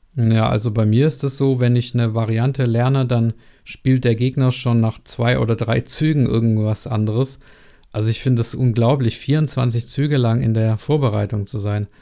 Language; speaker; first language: German; native; German